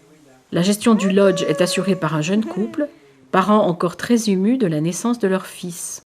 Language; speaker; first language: French; native; French